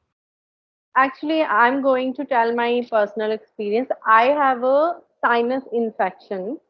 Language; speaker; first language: English; non-native, learner; Hindi